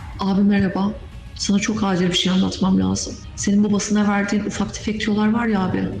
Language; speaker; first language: Turkish; native; Turkish